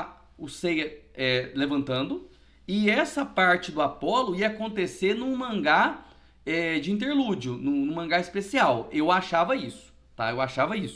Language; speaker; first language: Portuguese; native; Portuguese